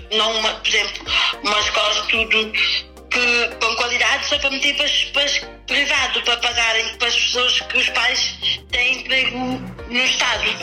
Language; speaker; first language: Portuguese; early bilingual, other home language; Kabuverdianu